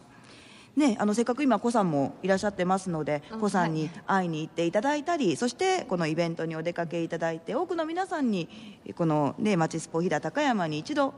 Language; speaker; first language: Japanese; native; Japanese